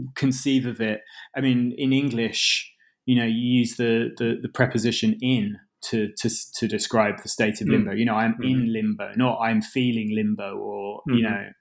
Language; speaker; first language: English; native; English